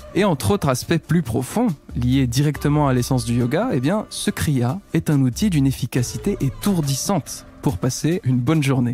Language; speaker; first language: French; native; French